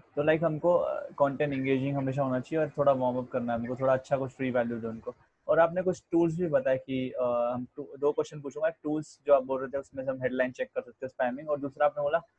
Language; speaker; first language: Hindi; native; Hindi